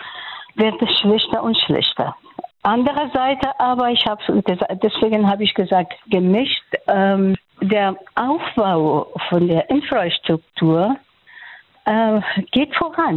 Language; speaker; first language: German; non-native, fluent; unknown